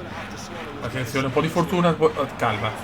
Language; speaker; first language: Italian; native; Italian